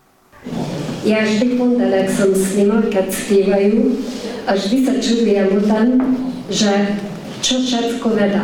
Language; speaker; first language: Slovak; early bilingual, heritage; Slovak